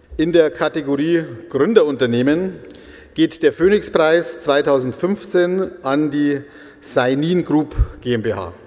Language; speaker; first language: German; native; German